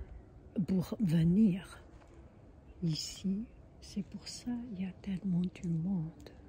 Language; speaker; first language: French; non-native, learner; Chinese